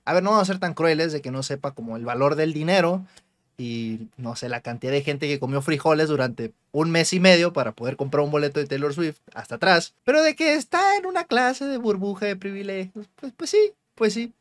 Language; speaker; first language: Spanish; native; Spanish